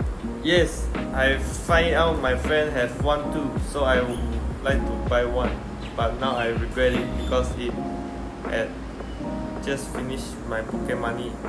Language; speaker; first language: English; non-native, local second language; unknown